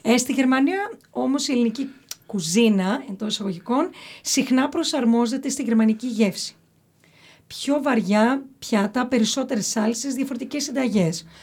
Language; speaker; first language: Greek; early bilingual, heritage; Greek